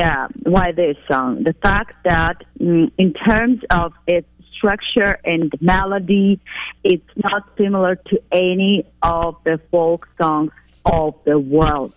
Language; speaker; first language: English; non-native, fluent; Ukrainian